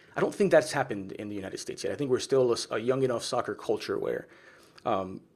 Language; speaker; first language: English; early bilingual, other home language; Spanish